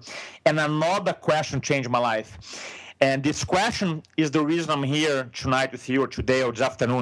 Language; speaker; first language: English; non-native, fluent; Portuguese